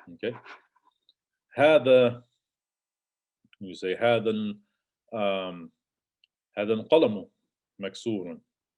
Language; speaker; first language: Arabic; non-native, fluent; English